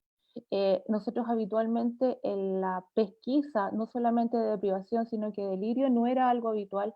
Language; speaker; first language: Spanish; native; Spanish